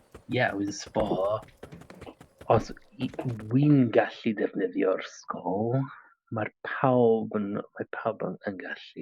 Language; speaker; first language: Welsh; non-native, learner; English